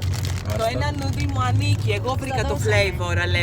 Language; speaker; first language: Greek; native; Greek